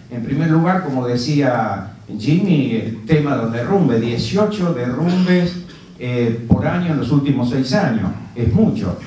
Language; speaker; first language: Spanish; native; Spanish